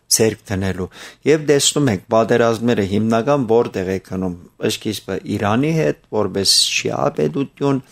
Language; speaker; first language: Armenian; early bilingual, heritage; Armenian